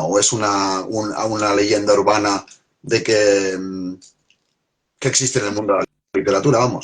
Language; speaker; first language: Spanish; native; Spanish